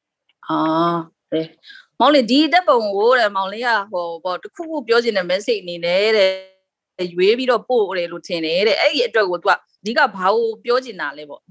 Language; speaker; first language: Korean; non-native, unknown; Burmese